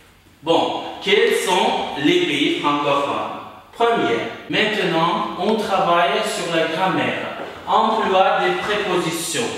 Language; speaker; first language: French; non-native, fluent; Uzbek